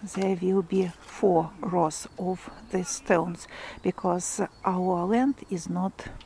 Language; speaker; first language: English; non-native, fluent; Russian